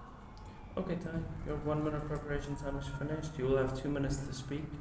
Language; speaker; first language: English; non-native, fluent; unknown